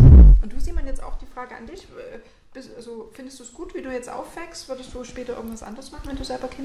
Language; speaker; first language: German; native; German